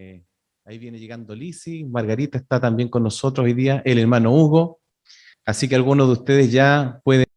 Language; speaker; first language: Spanish; native; Spanish